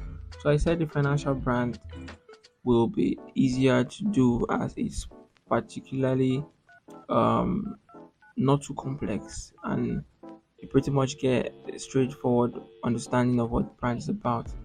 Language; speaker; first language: English; non-native, local second language; Yoruba